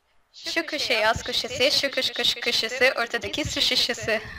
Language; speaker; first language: Turkish; non-native, learner; Arabic